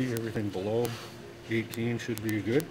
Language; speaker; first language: English; native; English